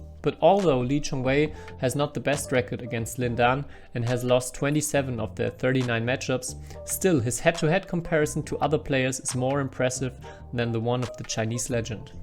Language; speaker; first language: English; non-native, fluent; German